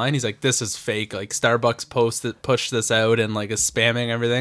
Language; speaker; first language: English; native; English